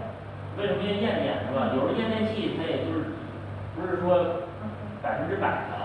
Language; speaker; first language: Chinese; native; Chinese